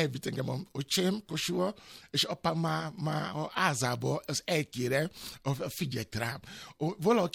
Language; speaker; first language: Hungarian; non-native, learner; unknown